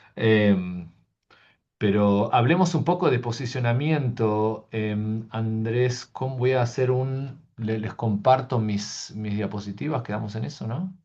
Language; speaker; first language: Spanish; early bilingual, heritage; Spanish